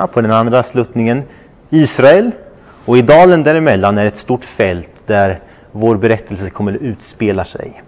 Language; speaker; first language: Swedish; non-native, fluent; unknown